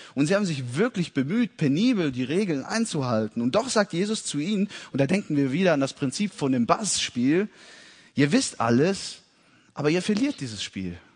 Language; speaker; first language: German; early bilingual, heritage; German